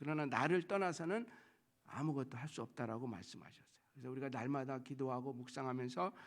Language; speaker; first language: Korean; native; Korean